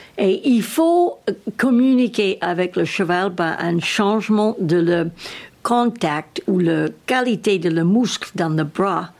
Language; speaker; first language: French; non-native, learner; English